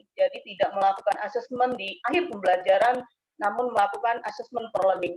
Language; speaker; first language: Indonesian; native; Indonesian